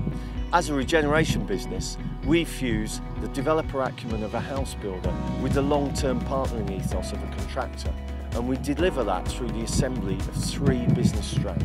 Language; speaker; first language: English; native; English